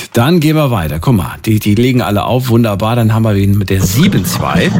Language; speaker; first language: German; native; German